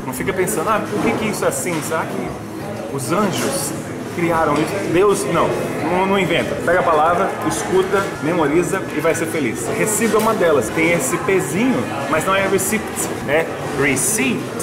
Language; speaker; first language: Portuguese; native; Portuguese